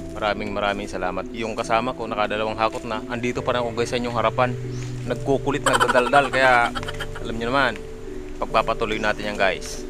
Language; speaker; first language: Filipino; non-native, local second language; Bikol